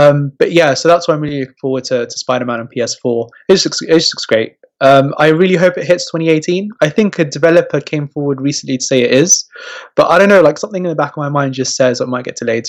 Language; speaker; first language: English; native; English